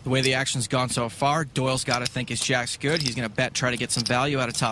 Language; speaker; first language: English; native; English